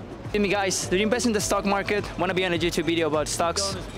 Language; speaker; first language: English; non-native, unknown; Spanish